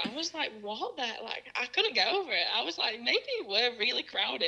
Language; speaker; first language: English; native; English